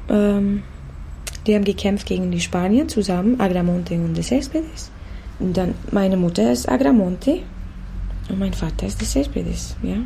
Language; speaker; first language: German; non-native, fluent; Spanish